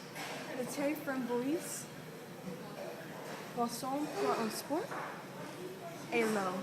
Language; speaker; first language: French; non-native, learner; English